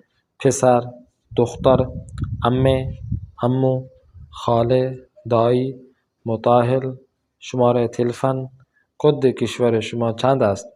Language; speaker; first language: Persian; non-native, fluent; Urdu